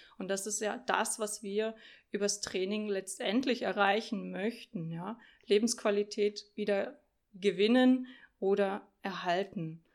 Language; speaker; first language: German; early bilingual, other home language; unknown